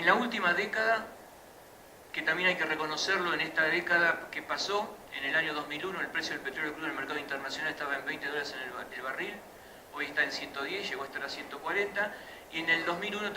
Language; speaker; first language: Spanish; native; Spanish